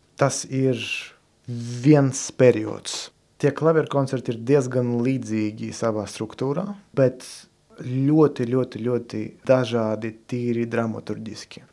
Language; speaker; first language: Latvian; non-native, local second language; Russian